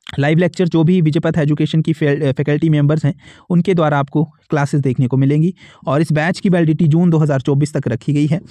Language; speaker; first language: Hindi; native; Hindi